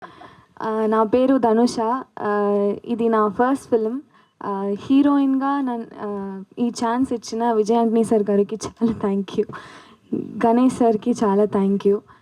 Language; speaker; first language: Telugu; non-native, learner; Tamil